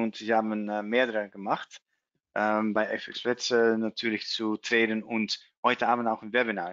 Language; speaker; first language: German; non-native, learner; Dutch